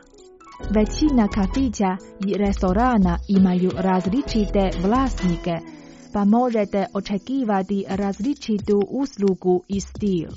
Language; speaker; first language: Croatian; native; Croatian